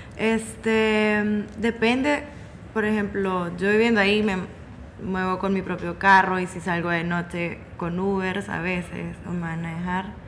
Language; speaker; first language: Spanish; native; Spanish